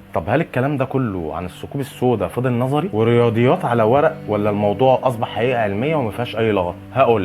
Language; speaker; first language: Arabic; native; Arabic